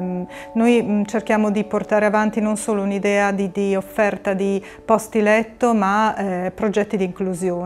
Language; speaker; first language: Italian; native; Italian